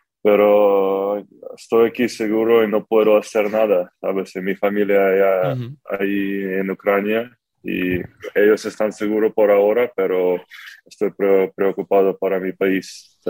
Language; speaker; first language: Spanish; non-native, learner; Ukrainian